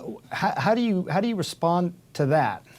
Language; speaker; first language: English; native; English